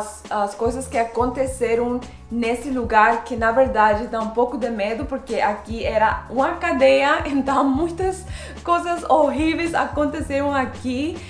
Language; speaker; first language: Portuguese; non-native, fluent; Spanish